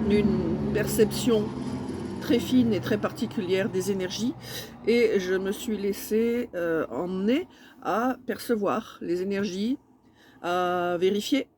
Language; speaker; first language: French; native; French